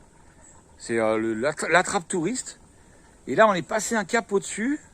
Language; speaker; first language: French; native; French